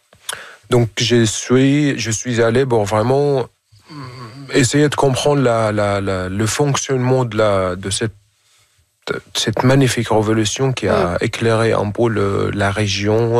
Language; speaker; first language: French; non-native, fluent; Arabic